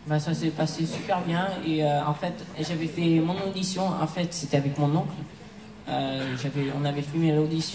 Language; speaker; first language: French; early bilingual, heritage; English